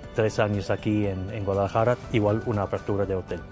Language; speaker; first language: Spanish; non-native, fluent; Swiss German